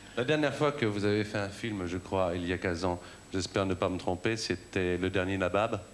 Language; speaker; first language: French; native; French